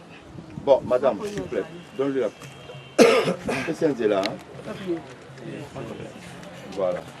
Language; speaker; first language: French; non-native, local second language; Lingala